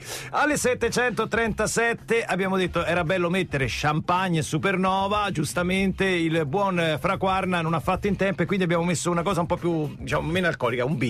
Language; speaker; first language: Italian; native; Italian